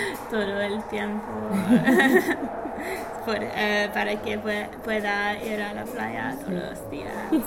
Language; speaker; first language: Spanish; non-native, learner; English